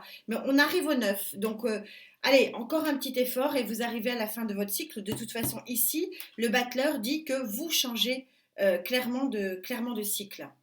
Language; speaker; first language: French; native; French